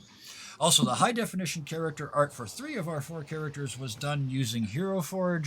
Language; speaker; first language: English; native; English